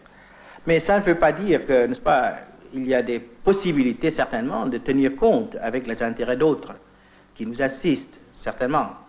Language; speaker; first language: French; non-native, fluent; Indonesian